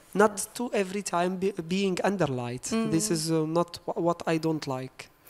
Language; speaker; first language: English; non-native, learner; Arabic